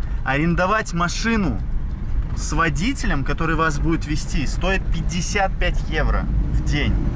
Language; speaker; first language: Russian; native; Russian